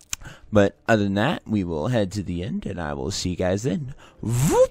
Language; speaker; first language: English; native; English